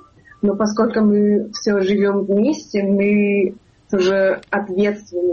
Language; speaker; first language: Russian; non-native, fluent; German